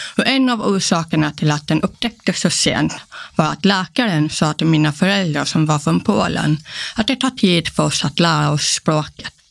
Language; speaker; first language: Swedish; non-native, local second language; Polish